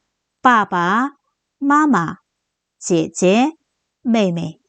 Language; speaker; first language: Chinese; non-native, fluent; Korean